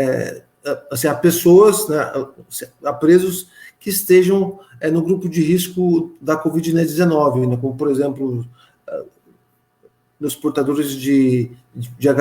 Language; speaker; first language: Portuguese; native; Portuguese